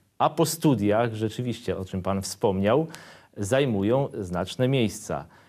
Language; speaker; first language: Polish; native; Polish